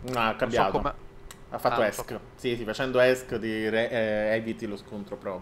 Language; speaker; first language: Italian; native; Italian